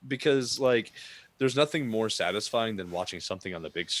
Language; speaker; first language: English; native; English